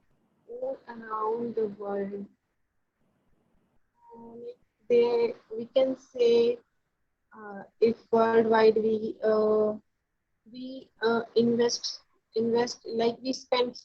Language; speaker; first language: English; non-native, learner; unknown